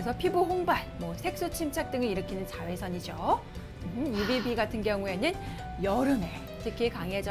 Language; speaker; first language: Korean; native; Korean